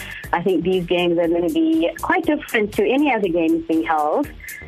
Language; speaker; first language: English; native; English